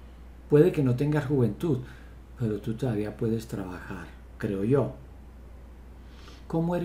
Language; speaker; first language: Spanish; native; Spanish